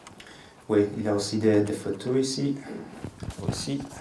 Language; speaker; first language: French; non-native, local second language; Dutch